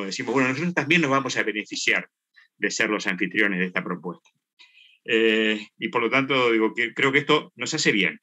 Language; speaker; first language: Spanish; native; Spanish